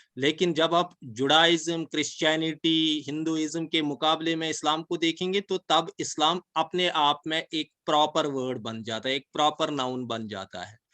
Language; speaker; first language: Urdu; non-native, local second language; Kashmiri